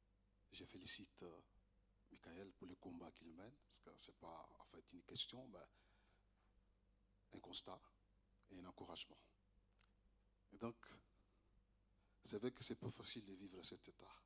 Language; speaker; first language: French; native; French